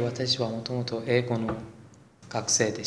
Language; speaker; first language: Japanese; non-native, learner; Persian